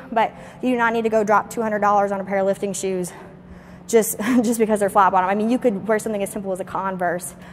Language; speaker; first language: English; native; English